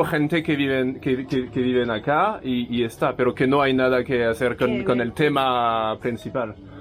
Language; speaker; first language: Spanish; non-native, learner; French